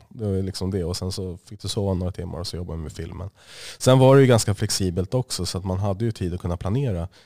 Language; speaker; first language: Swedish; native; Swedish